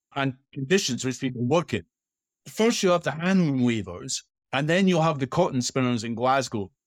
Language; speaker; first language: English; native; English